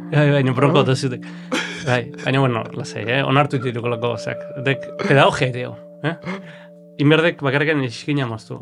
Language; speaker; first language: Basque; native; Basque